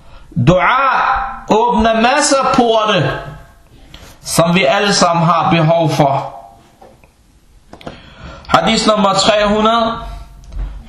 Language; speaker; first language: Danish; early bilingual, other home language; Arabic